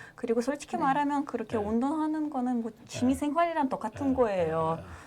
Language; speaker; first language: Korean; non-native, fluent; Russian